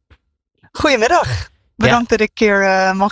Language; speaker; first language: Dutch; non-native, fluent; English